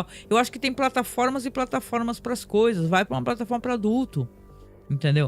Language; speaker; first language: Portuguese; native; Portuguese